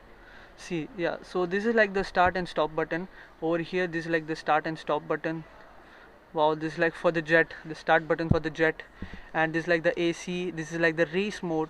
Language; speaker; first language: English; non-native, fluent; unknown